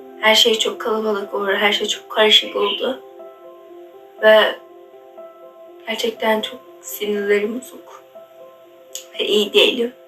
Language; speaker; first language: Turkish; non-native, learner; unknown